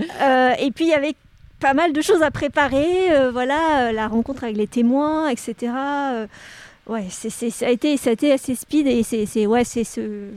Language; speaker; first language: French; native; French